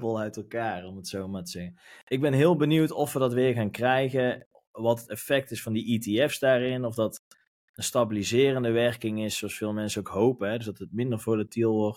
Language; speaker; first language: Dutch; native; Dutch